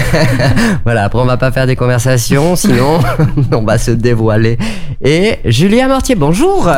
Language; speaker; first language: French; native; French